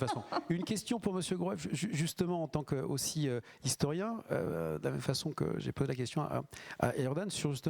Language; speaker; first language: French; native; French